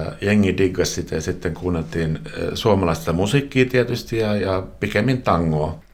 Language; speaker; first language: Finnish; non-native, local second language; Swedish